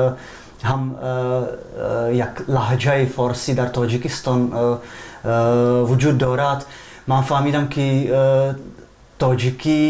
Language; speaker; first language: Persian; non-native, fluent; Czech